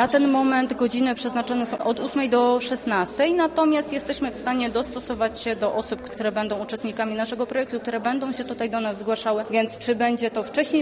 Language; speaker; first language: Polish; native; Polish